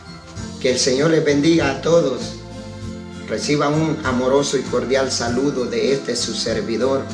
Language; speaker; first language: Spanish; native; Spanish